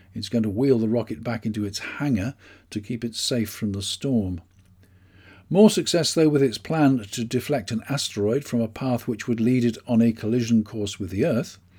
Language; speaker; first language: English; native; English